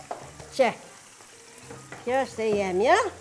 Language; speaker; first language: Albanian; native; Albanian